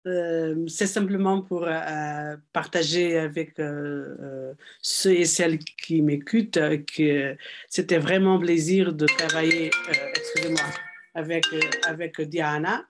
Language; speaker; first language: French; non-native, fluent; Portuguese